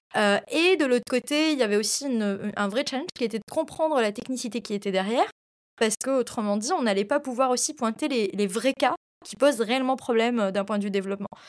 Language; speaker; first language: French; non-native, local second language; Arabic